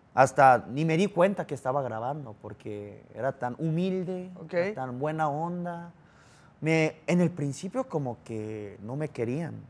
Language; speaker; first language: Spanish; early bilingual, other home language; Korean